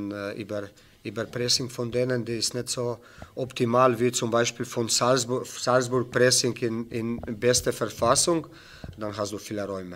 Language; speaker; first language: German; non-native, fluent; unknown